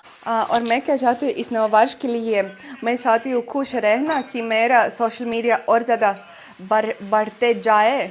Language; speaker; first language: Hindi; non-native, fluent; Russian